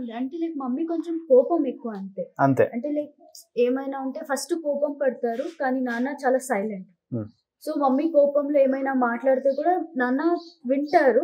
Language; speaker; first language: Telugu; non-native, local second language; Kannada